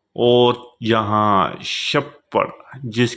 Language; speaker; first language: Hindi; non-native, local second language; Punjabi